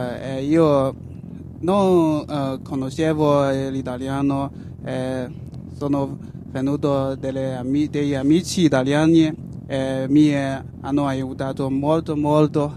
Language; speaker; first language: Italian; non-native, learner; Chinese